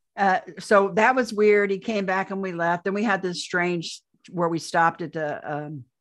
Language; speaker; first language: English; native; English